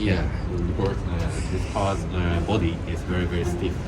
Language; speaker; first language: English; non-native, learner; Japanese